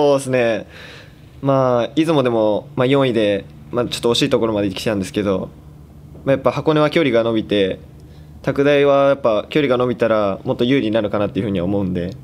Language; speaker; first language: Japanese; native; Japanese